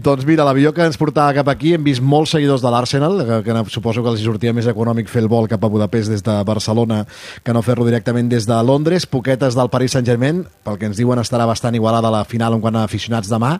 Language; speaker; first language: Catalan; native; Catalan